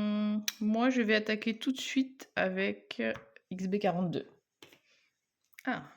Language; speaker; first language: French; native; French